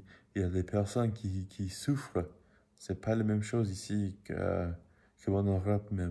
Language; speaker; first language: French; non-native, learner; English